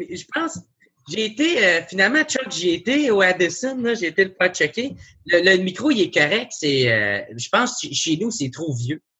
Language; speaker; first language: French; native; French